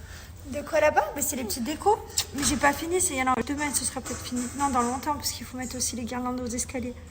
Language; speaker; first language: French; native; French